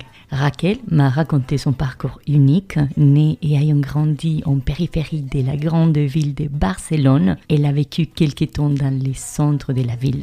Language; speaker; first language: French; non-native, fluent; Spanish